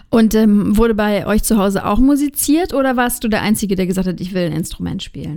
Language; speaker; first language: German; native; German